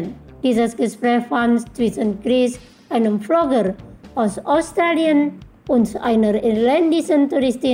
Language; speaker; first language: German; non-native, learner; Indonesian